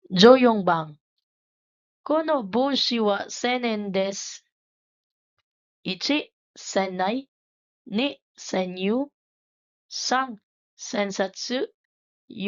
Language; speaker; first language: Japanese; non-native, fluent; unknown